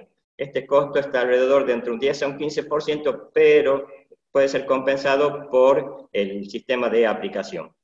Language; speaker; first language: Spanish; native; Spanish